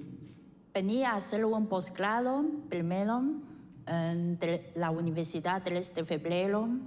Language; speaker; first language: Spanish; non-native, fluent; Chinese